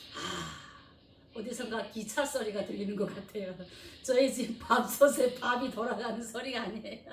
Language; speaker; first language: Korean; native; Korean